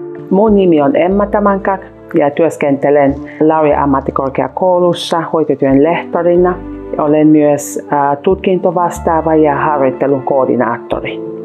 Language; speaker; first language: Finnish; non-native, fluent; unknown